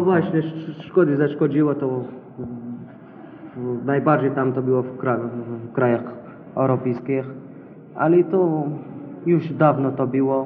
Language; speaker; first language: Polish; non-native, learner; Arabic